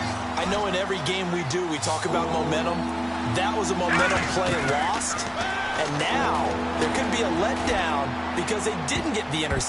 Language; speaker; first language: English; native; English